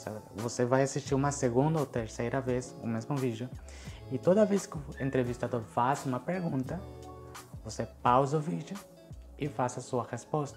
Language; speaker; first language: Portuguese; non-native, fluent; Spanish